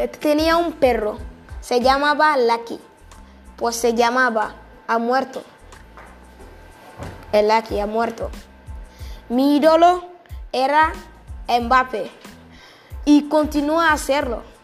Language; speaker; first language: Spanish; non-native, learner; French